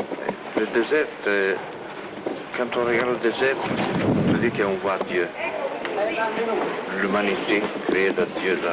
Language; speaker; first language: French; non-native, fluent; Italian